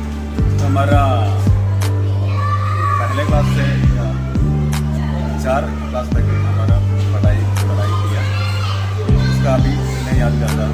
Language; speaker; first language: Hindi; non-native, local second language; Malayalam